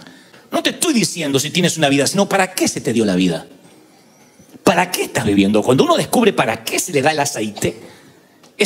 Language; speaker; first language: Spanish; native; Spanish